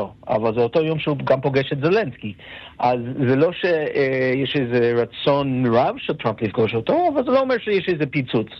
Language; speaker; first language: Hebrew; non-native, fluent; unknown